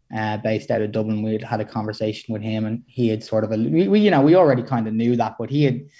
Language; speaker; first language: English; native; English